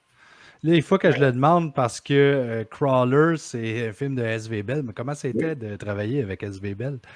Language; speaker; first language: French; native; French